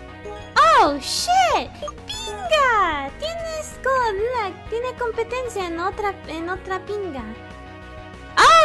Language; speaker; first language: Spanish; early bilingual, heritage; English